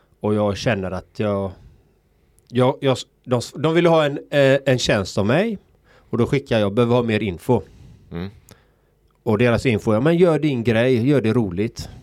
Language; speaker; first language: Swedish; native; Swedish